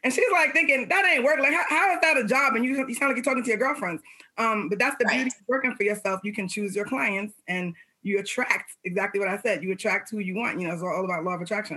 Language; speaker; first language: English; native; English